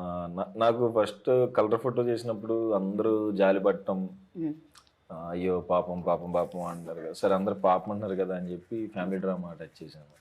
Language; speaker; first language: Telugu; native; Telugu